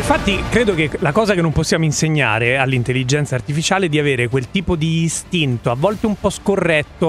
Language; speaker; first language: Italian; native; Italian